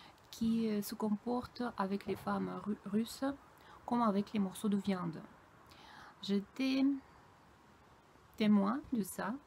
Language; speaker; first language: French; non-native, fluent; Russian